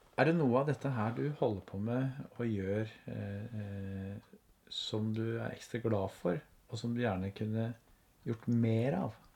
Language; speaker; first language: Norwegian; native; Norwegian